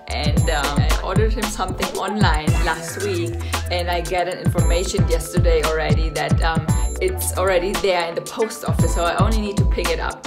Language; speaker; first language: English; non-native, fluent; German